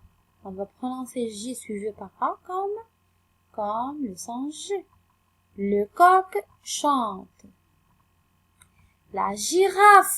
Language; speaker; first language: French; non-native, local second language; Arabic